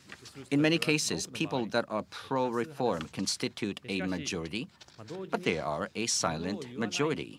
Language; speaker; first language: English; non-native, fluent; Japanese